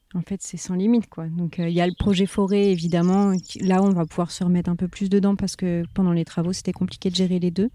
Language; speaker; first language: French; native; French